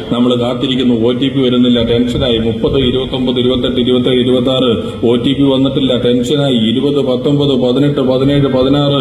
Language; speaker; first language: Malayalam; native; Malayalam